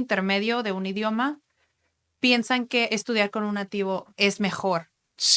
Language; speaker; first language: Spanish; native; Spanish